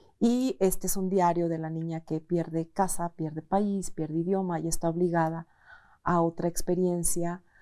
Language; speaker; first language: Spanish; native; Spanish